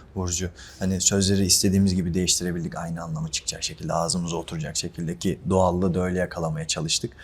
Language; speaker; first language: Turkish; native; Turkish